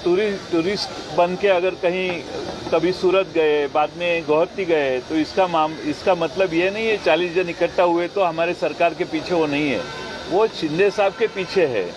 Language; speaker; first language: Hindi; non-native, local second language; Marathi